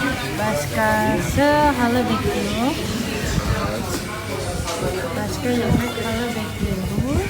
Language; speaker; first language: Turkish; non-native, learner; Indonesian